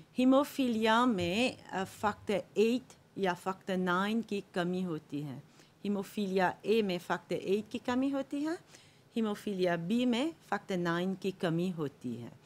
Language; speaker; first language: Hindi; non-native, local second language; Morisyen